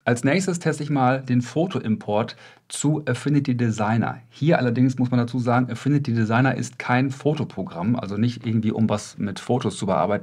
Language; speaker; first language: German; native; German